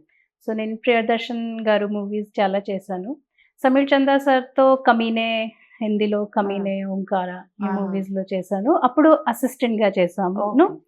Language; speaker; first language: Telugu; non-native, learner; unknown